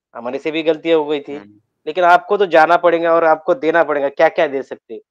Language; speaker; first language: Hindi; native; Hindi